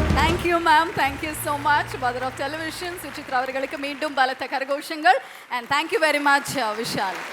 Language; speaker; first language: Tamil; native; Tamil